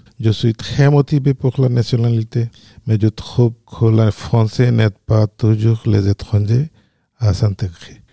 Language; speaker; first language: French; non-native, learner; Bangla